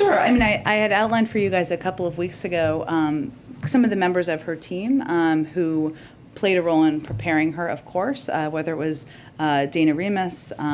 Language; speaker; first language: English; native; English